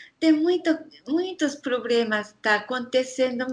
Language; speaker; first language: Portuguese; non-native, learner; Japanese